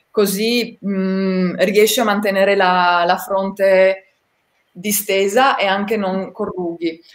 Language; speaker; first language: Italian; native; Italian